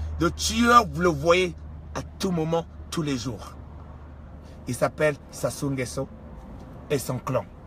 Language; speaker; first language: French; non-native, local second language; Kongo